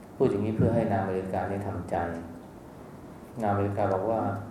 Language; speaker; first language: Thai; native; Thai